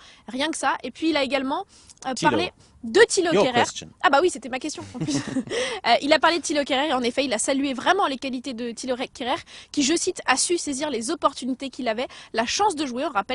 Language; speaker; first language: French; native; French